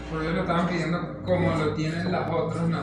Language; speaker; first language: Spanish; native; Spanish